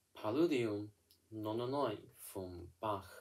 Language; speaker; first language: German; non-native, learner; Chinese